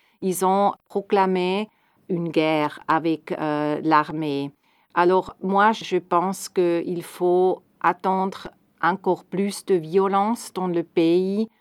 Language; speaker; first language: French; non-native, fluent; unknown